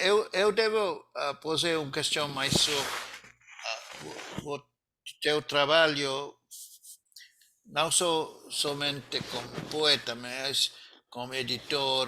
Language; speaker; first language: Portuguese; non-native, fluent; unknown